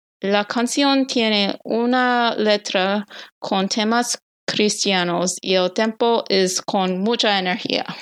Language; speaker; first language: Spanish; non-native, learner; English